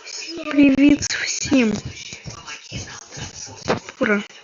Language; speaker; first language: Russian; native; Russian